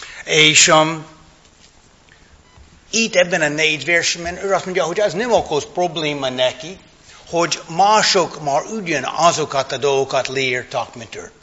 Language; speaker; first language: Hungarian; non-native, fluent; English